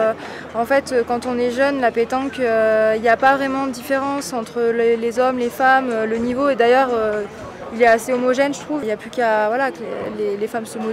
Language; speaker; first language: French; native; French